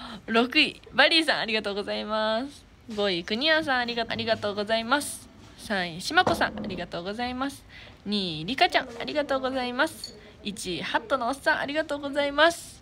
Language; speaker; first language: Japanese; native; Japanese